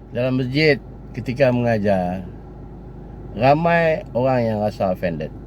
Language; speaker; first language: Malay; native; Malay